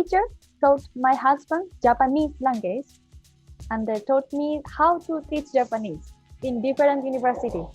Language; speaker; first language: English; non-native, fluent; Japanese